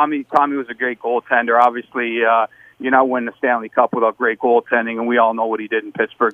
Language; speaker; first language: English; native; English